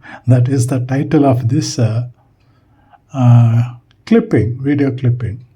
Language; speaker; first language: English; non-native, local second language; Tamil